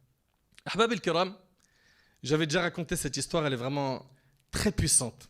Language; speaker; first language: French; native; French